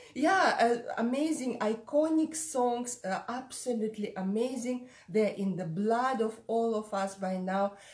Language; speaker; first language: English; non-native, fluent; Russian